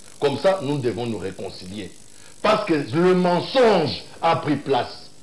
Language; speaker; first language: French; non-native, local second language; Luba-Lulua